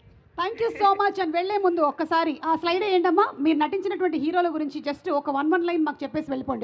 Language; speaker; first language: Telugu; native; Telugu